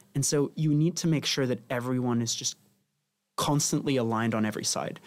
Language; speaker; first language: English; non-native, fluent; Spanish